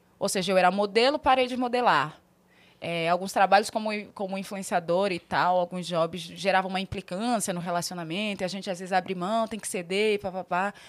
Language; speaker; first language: Portuguese; native; Portuguese